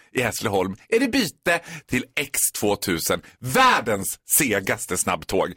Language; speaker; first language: Swedish; native; Swedish